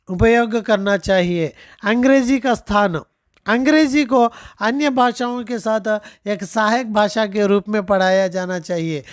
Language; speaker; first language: Hindi; non-native, local second language; Telugu